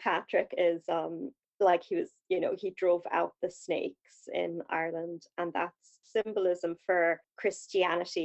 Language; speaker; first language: English; native; English